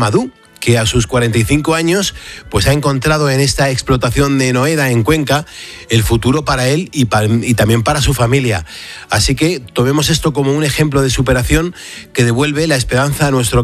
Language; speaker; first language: Spanish; native; Spanish